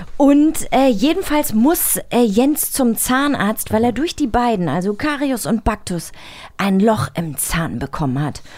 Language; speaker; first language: German; native; German